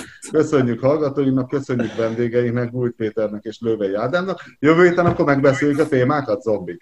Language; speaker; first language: Hungarian; native; Hungarian